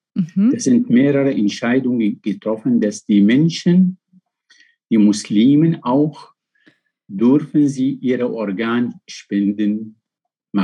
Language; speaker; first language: German; non-native, fluent; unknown